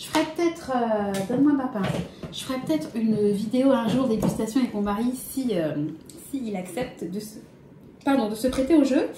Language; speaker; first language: French; native; French